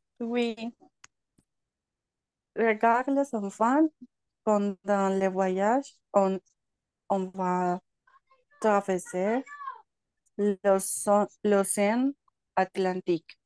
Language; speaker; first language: French; non-native, learner; Spanish